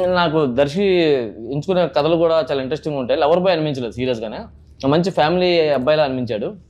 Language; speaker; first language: Telugu; native; Telugu